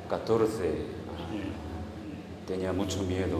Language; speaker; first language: Spanish; non-native, learner; Korean